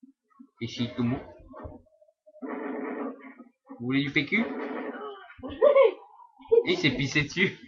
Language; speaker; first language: French; native; French